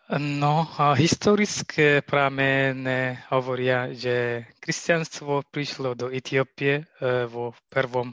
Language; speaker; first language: Slovak; non-native, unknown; Tigrinya